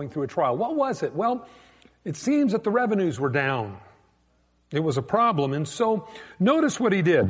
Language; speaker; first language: English; native; English